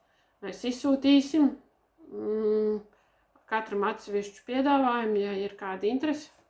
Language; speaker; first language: Latvian; native; Latvian